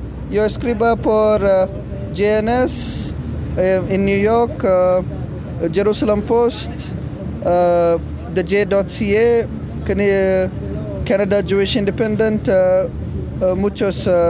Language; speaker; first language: Spanish; non-native, learner; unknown